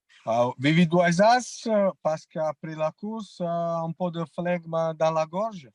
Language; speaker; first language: French; non-native, fluent; Italian